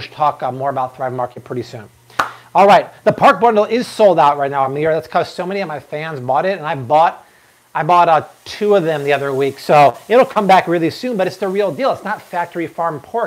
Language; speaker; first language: English; native; English